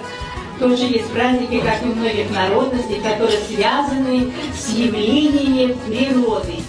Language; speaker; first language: Russian; non-native, local second language; Tatar